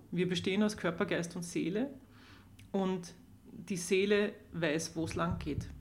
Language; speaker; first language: German; native; German